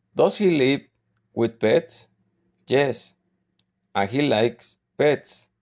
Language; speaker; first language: English; non-native, learner; Spanish